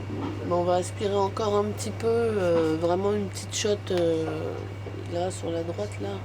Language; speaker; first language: French; native; French